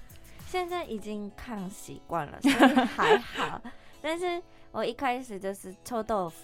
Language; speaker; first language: Chinese; non-native, fluent; Japanese